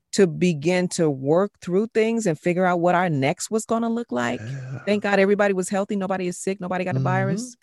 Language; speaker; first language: English; native; English